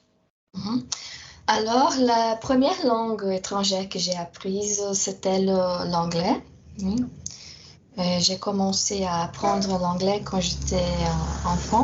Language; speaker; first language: French; non-native, fluent; Portuguese